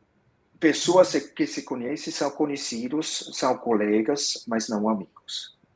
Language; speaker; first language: Portuguese; non-native, fluent; Swiss German